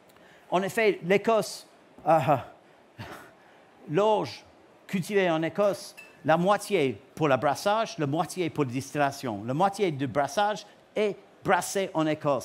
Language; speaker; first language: French; non-native, learner; English